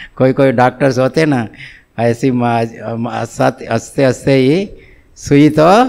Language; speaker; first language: Hindi; non-native, local second language; Tamil